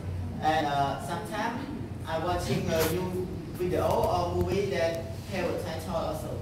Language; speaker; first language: English; non-native, learner; Khmer